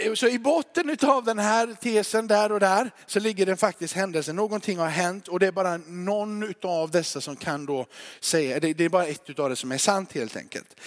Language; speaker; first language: Swedish; native; Swedish